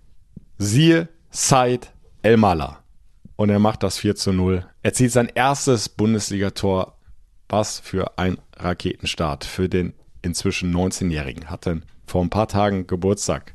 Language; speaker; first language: German; native; German